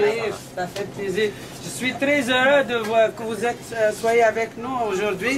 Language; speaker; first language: French; non-native, learner; Arabic